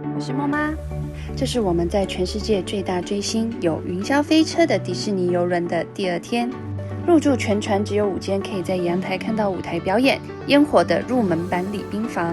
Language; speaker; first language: Chinese; native; Chinese